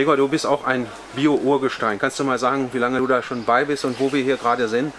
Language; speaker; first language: German; native; German